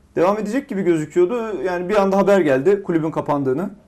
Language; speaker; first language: Turkish; native; Turkish